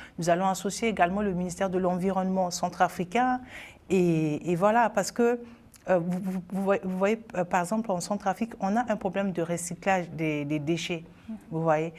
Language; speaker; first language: French; non-native, local second language; Sango